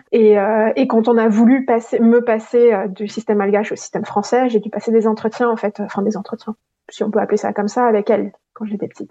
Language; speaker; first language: French; non-native, local second language; Gujarati